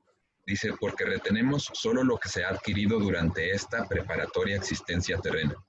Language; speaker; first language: Spanish; native; Spanish